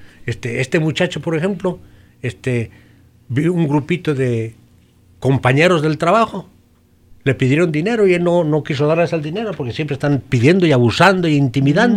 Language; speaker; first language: Spanish; native; Spanish